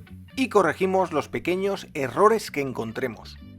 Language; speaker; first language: Spanish; native; Spanish